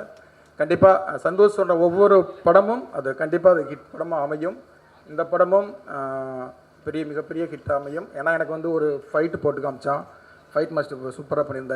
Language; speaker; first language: Tamil; native; Tamil